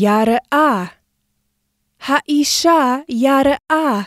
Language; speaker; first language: Hebrew; non-native, fluent; English